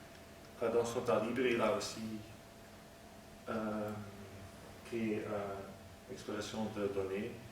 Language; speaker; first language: French; non-native, learner; Dutch